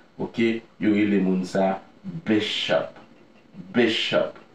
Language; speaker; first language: English; non-native, fluent; Haitian Creole